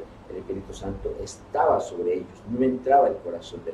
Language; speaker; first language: Spanish; native; Spanish